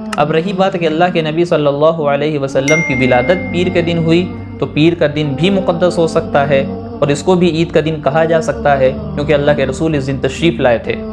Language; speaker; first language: Urdu; native; Urdu